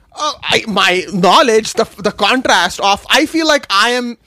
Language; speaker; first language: English; non-native, local second language; Kashmiri